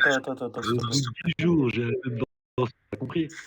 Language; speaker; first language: French; native; French